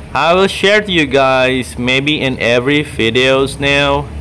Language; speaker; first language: English; non-native, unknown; Indonesian